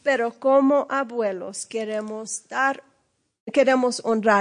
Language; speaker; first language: Spanish; early bilingual, heritage; English